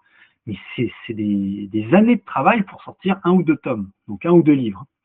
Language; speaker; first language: French; native; French